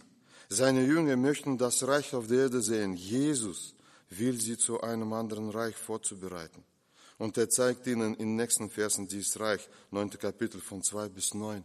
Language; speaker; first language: German; non-native, fluent; Russian